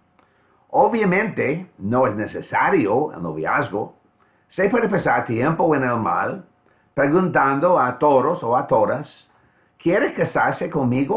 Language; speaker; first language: Spanish; non-native, fluent; English